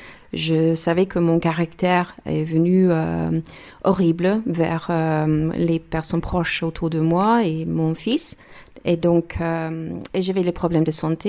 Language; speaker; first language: French; non-native, learner; English